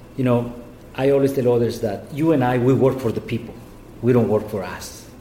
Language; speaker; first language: English; non-native, fluent; Spanish